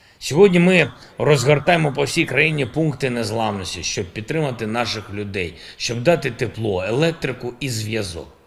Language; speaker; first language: Ukrainian; non-native, local second language; Russian